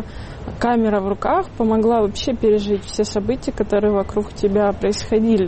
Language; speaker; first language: Russian; native; Russian